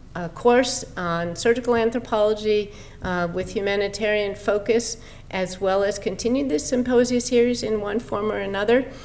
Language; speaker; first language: English; native; English